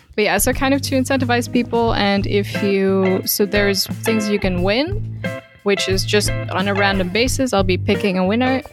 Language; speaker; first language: English; non-native, fluent; Dutch